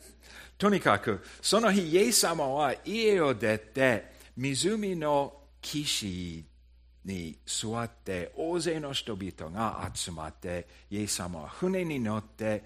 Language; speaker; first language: Japanese; non-native, fluent; English